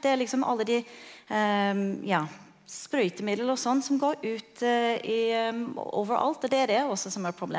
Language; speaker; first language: Norwegian; non-native, fluent; English